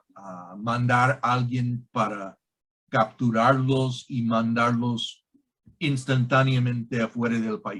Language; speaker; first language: Spanish; non-native, fluent; English